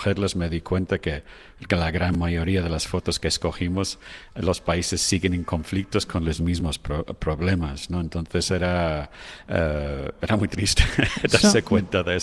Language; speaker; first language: Spanish; non-native, fluent; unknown